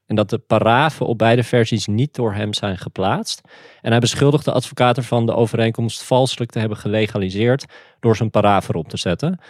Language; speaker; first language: Dutch; native; Dutch